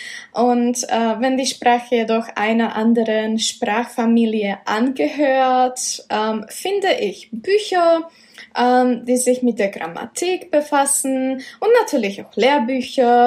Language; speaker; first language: German; non-native, fluent; Czech